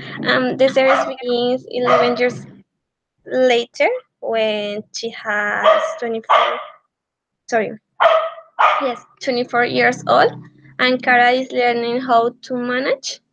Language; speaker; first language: English; non-native, learner; Spanish